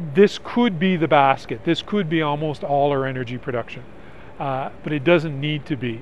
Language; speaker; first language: English; native; English